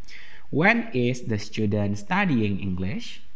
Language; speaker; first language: English; non-native, fluent; Indonesian